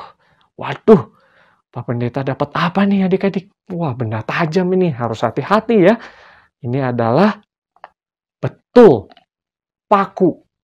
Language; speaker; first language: Indonesian; native; Indonesian